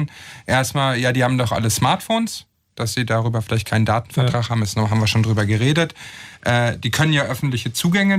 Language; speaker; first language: German; native; German